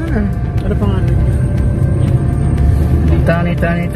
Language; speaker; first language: Arabic; non-native, learner; Filipino